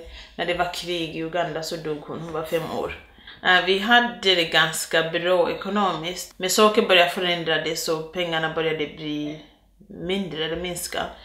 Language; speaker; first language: Swedish; non-native, fluent; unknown